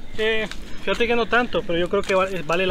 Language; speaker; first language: Spanish; native; Spanish